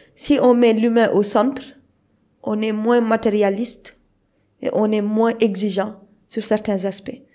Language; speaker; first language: French; non-native, local second language; Wolof